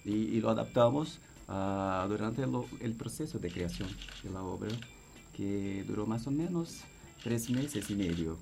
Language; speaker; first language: Spanish; non-native, fluent; Portuguese